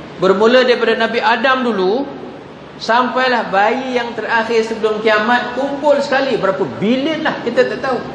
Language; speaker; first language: Malay; native; Malay